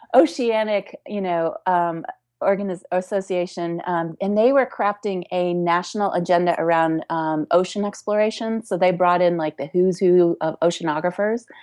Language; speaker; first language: English; native; English